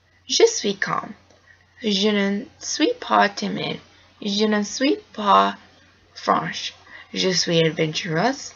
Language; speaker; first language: French; non-native, learner; English